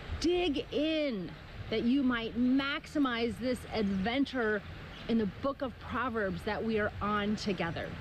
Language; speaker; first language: English; native; English